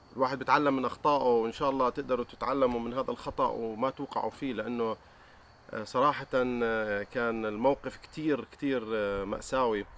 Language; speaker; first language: Arabic; native; Arabic